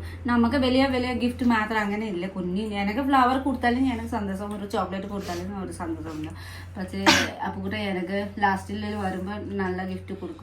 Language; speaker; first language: Malayalam; non-native, learner; Nepali